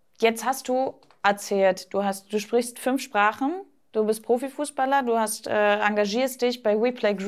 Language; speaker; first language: German; native; German